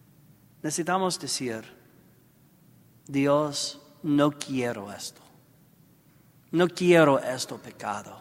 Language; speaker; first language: Spanish; non-native, learner; English